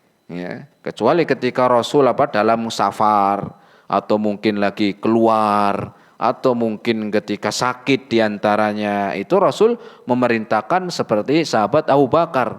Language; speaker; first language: Indonesian; native; Indonesian